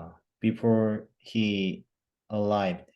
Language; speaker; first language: English; non-native, learner; Korean